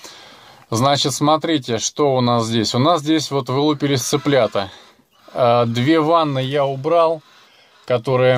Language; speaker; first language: Russian; native; Russian